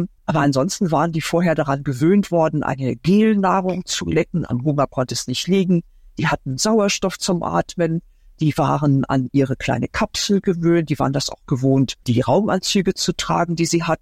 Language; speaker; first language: German; native; German